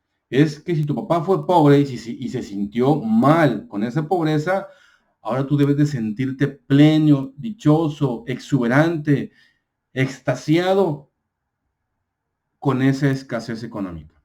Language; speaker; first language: Spanish; native; Spanish